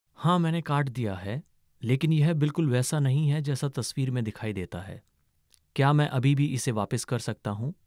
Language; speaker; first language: Hindi; native; Hindi